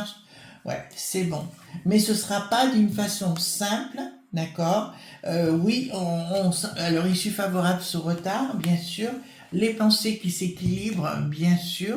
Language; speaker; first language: French; native; French